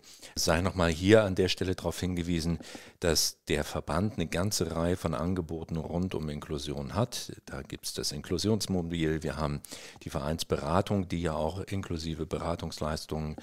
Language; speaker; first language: German; native; German